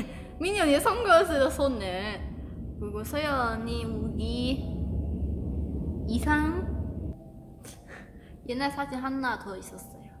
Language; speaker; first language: Korean; non-native, learner; Chinese